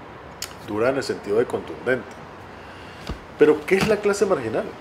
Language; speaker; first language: Spanish; native; Spanish